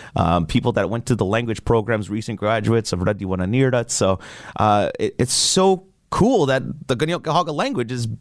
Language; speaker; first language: English; native; English